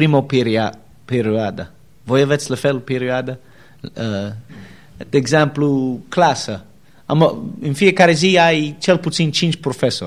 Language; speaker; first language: Romanian; non-native, learner; English